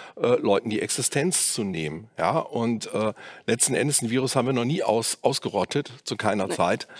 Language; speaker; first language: German; native; German